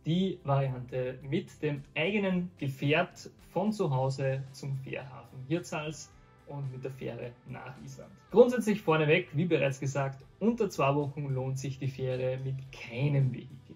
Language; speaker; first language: German; native; German